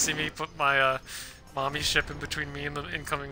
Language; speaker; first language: English; native; English